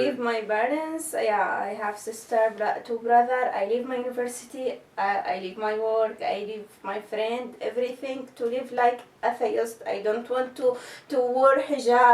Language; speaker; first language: English; non-native, learner; Arabic